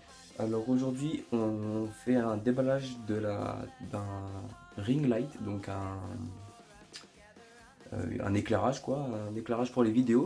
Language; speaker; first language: French; native; French